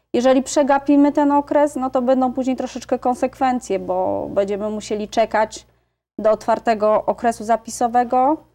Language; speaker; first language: Polish; native; Polish